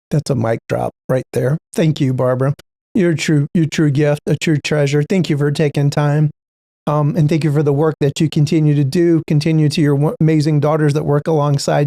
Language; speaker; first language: English; native; English